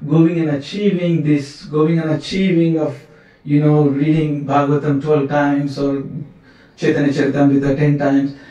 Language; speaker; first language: English; non-native, local second language; Kannada